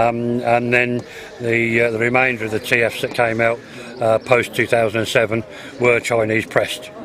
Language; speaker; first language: English; native; English